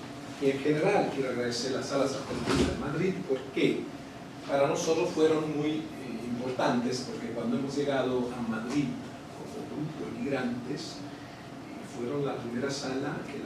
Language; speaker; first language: Spanish; non-native, fluent; Italian